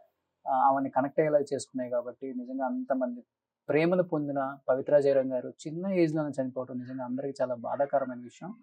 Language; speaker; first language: Telugu; native; Telugu